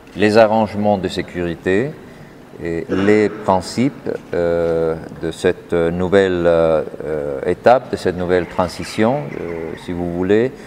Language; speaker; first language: French; non-native, fluent; Spanish